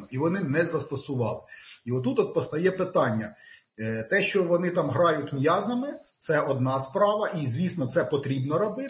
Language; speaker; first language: Ukrainian; native; Ukrainian